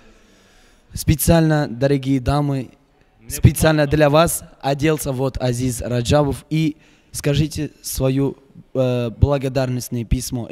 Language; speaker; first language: Russian; non-native, local second language; Uzbek